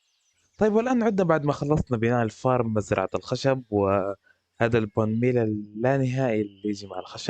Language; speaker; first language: Arabic; native; Arabic